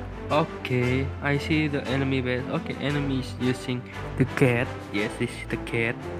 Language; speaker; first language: English; non-native, learner; Indonesian